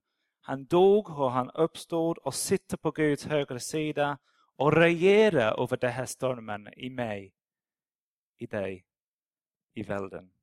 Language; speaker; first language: Swedish; non-native, fluent; English